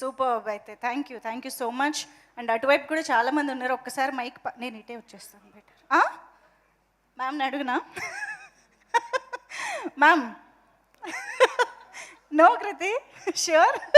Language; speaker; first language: Telugu; native; Telugu